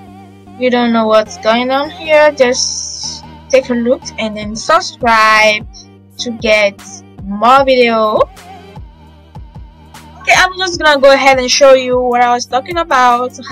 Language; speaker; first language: English; non-native, fluent; French